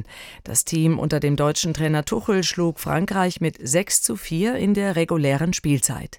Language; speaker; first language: German; native; German